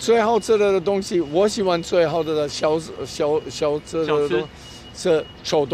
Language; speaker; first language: Chinese; non-native, learner; German